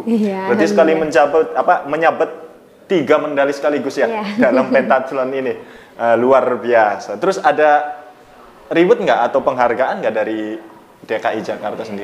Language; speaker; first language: Indonesian; native; Indonesian